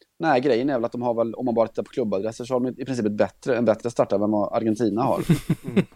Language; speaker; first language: Swedish; native; Swedish